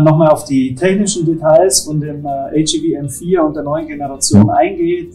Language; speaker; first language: German; native; German